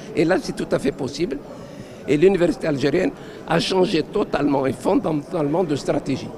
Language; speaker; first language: French; non-native, local second language; Arabic